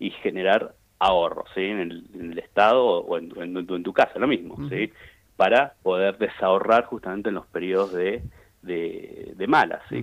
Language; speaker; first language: Spanish; native; Spanish